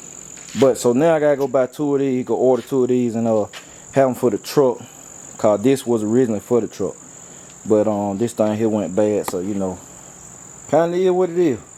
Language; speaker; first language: English; native; English